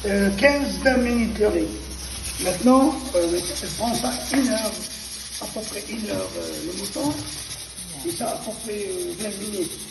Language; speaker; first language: French; non-native, local second language; Arabic